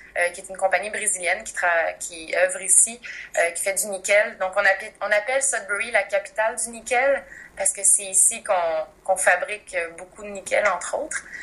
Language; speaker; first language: French; native; French